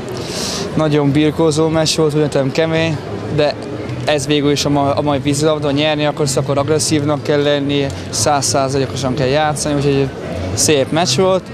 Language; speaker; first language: Hungarian; non-native, fluent; Italian